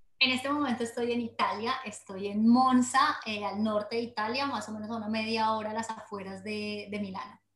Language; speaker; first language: Spanish; native; Spanish